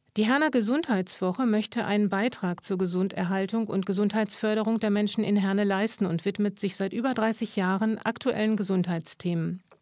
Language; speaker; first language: German; native; German